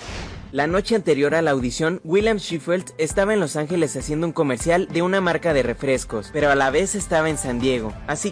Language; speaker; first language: Spanish; native; Spanish